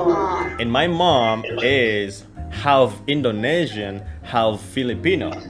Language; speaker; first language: English; non-native, local second language; Filipino